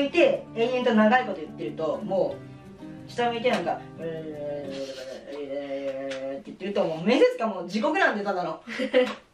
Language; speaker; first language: Japanese; native; Japanese